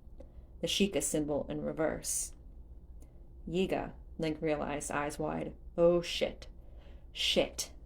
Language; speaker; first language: English; native; English